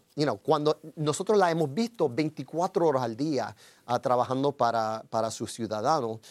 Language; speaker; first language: Spanish; early bilingual, heritage; Spanish